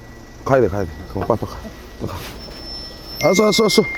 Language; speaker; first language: Korean; native; Korean